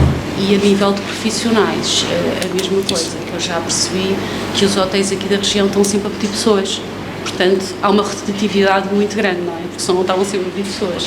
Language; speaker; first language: Portuguese; native; Portuguese